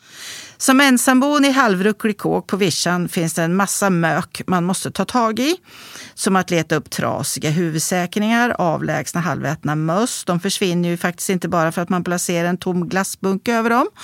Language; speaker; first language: Swedish; native; Swedish